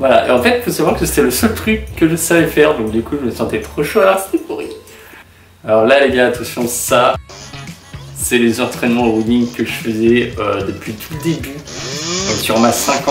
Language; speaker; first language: French; native; French